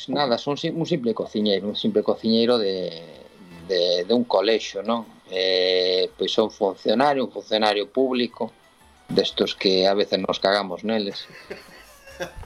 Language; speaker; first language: Galician; native; Galician